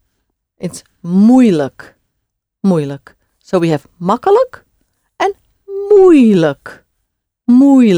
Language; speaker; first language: Dutch; non-native, fluent; English